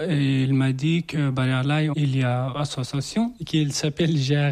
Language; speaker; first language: French; non-native, learner; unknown